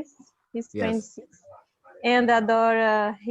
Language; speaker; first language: English; non-native, learner; Portuguese